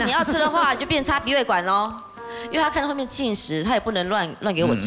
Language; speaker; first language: Chinese; native; Chinese